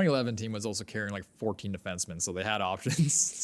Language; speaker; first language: English; native; English